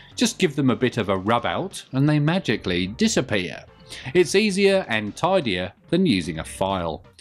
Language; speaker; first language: English; native; English